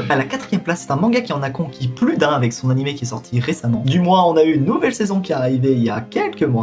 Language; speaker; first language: French; native; French